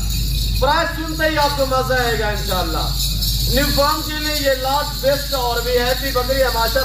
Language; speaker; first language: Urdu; non-native, local second language; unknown